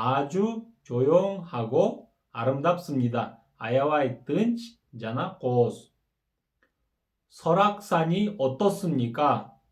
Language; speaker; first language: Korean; non-native, fluent; Kyrgyz